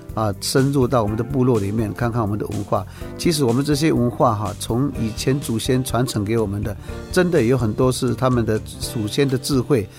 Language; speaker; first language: Chinese; native; Chinese